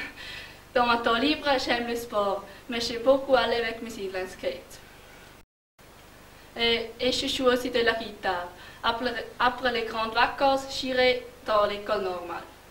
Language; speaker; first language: French; non-native, learner; German